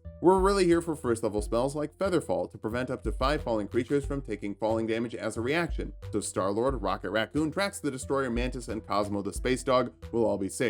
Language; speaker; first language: English; native; English